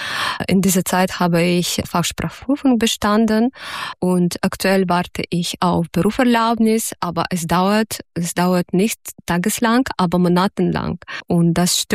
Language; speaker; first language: German; non-native, fluent; Ukrainian